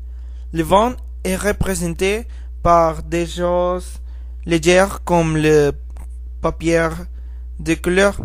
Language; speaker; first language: French; non-native, learner; Spanish